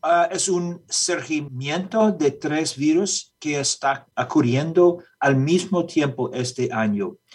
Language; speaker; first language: Spanish; non-native, learner; English